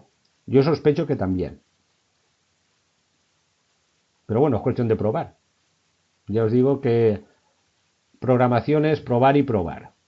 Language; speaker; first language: Spanish; native; Spanish